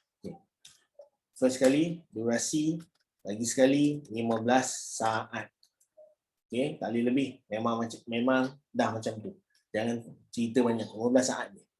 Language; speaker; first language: Malay; native; Malay